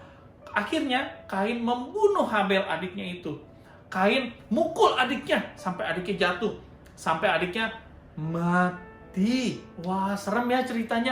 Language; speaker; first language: Indonesian; native; Indonesian